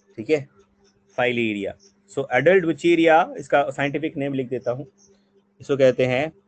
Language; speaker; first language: Hindi; non-native, local second language; Bangla